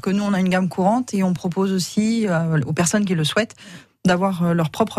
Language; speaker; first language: French; native; French